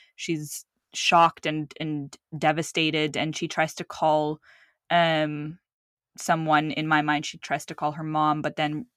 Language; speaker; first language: English; early bilingual, other home language; Arabic